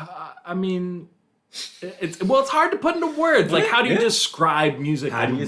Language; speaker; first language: English; native; English